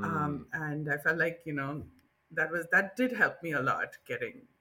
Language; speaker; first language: English; non-native, local second language; Bangla